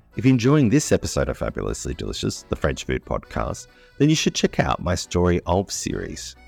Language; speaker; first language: English; native; English